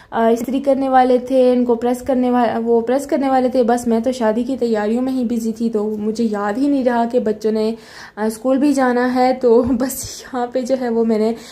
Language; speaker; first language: Urdu; native; Urdu